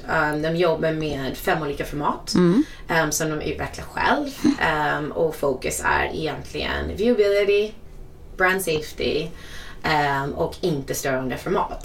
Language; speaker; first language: Swedish; non-native, fluent; English